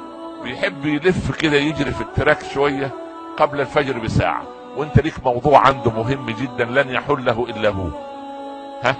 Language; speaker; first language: Arabic; native; Arabic